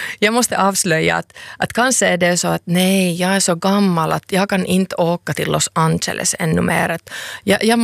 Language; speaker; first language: Swedish; non-native, local second language; Finnish